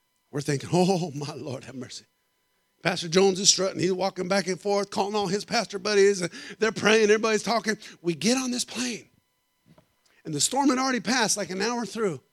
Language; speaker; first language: English; native; English